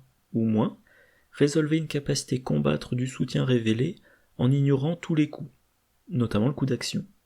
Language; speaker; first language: French; native; French